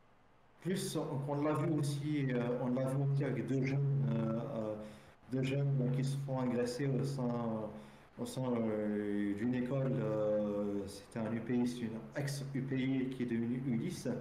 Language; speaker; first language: French; native; French